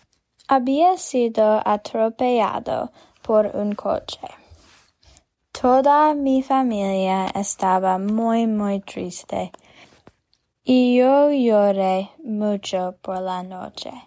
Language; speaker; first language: Spanish; non-native, learner; English